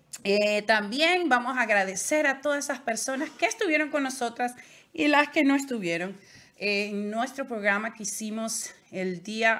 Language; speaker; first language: Spanish; native; Spanish